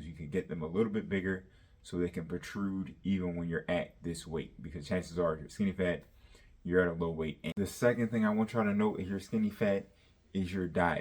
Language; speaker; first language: English; native; English